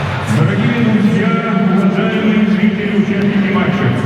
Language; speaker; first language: Russian; native; Russian